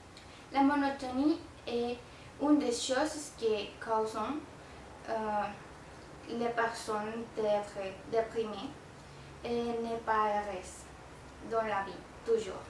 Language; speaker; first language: French; non-native, learner; Spanish